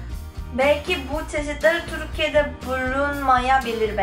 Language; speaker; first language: Turkish; non-native, fluent; Korean